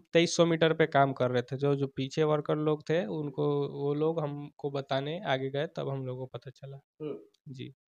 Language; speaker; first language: Hindi; native; Hindi